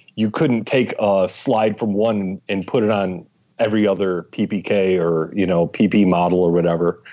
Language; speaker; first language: English; native; English